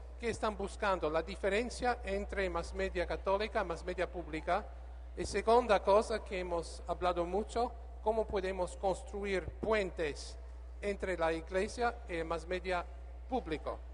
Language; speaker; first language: Spanish; non-native, learner; English